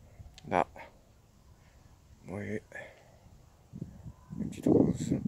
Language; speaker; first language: French; non-native, fluent; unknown